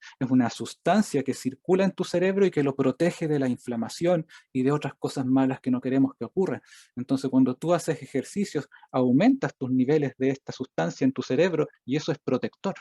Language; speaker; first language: Spanish; native; Spanish